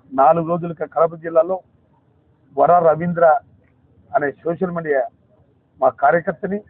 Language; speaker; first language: Telugu; native; Telugu